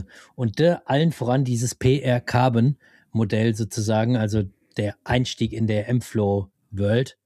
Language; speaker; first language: German; native; German